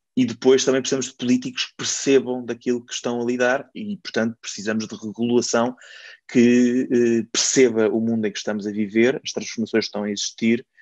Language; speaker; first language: Portuguese; native; Portuguese